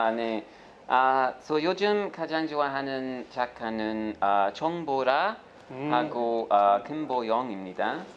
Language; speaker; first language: Korean; non-native, fluent; English